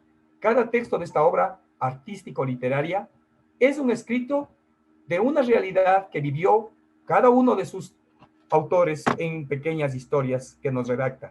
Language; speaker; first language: Spanish; native; Spanish